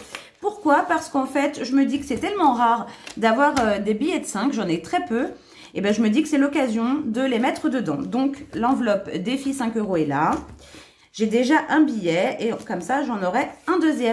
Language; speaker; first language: French; native; French